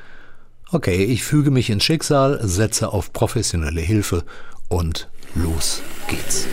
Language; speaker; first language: German; native; German